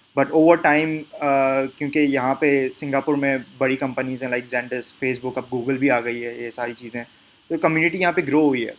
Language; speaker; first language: Urdu; native; Urdu